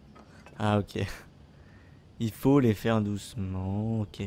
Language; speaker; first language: French; native; French